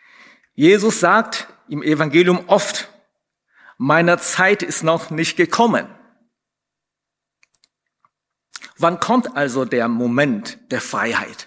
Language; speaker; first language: German; non-native, fluent; Chinese